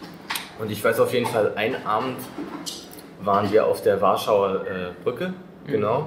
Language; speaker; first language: German; native; German